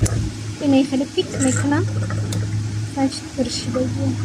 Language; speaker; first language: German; non-native, fluent; Tajik